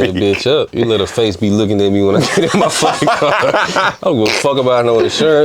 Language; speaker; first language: English; native; English